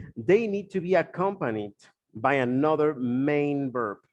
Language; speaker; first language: English; non-native, fluent; Spanish